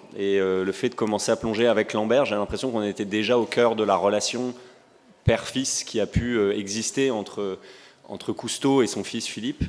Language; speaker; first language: French; native; French